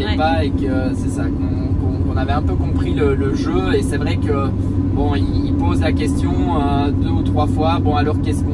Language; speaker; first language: French; native; French